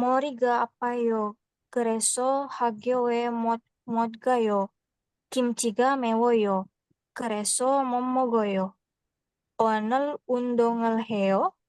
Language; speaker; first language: Korean; non-native, learner; Indonesian